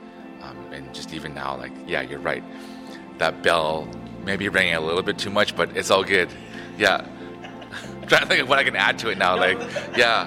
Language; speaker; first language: English; native; English